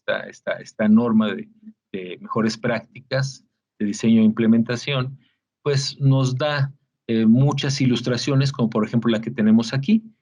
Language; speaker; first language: Spanish; native; Spanish